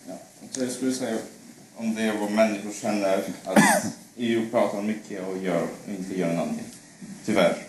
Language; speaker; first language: Swedish; non-native, fluent; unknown